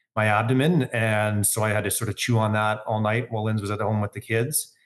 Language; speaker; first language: English; native; English